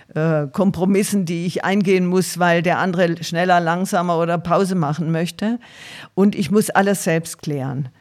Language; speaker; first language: German; native; German